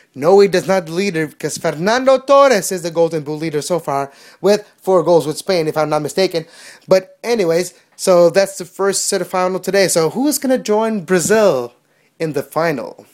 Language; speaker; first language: English; non-native, local second language; French